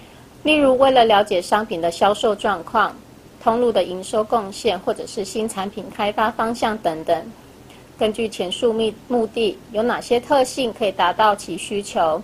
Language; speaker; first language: Chinese; native; Chinese